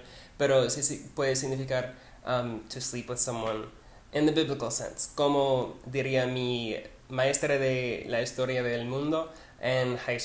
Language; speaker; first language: Spanish; non-native, learner; English